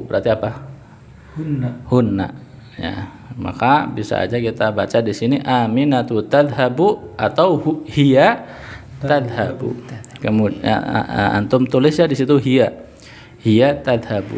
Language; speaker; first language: Indonesian; native; Indonesian